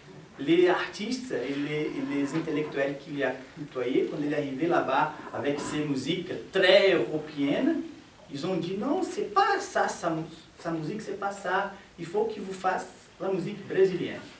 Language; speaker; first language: French; non-native, fluent; Portuguese